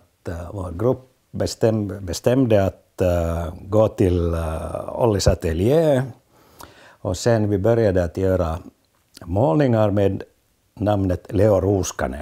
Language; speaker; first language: Swedish; non-native, fluent; Finnish